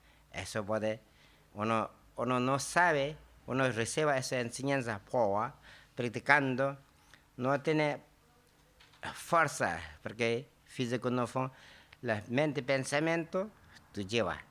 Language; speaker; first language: Spanish; non-native, learner; Tibetan